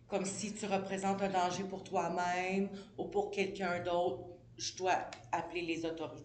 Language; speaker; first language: French; native; French